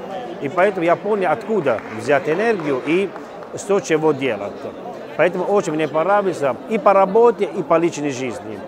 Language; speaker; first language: Russian; non-native, fluent; Italian